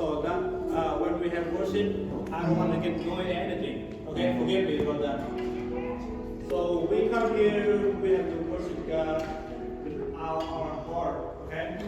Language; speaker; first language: English; non-native, learner; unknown